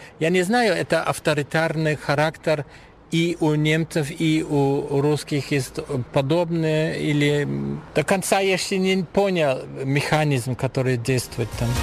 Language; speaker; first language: Russian; non-native, fluent; German